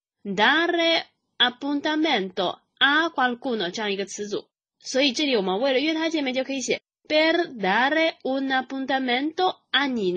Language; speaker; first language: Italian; non-native, fluent; Chinese